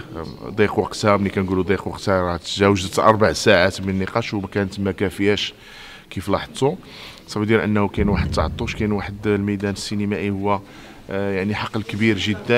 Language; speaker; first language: Arabic; native; Arabic